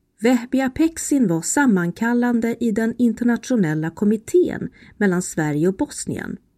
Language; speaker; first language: Swedish; native; Swedish